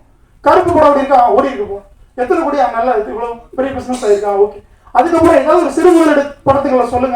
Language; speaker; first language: Tamil; native; Tamil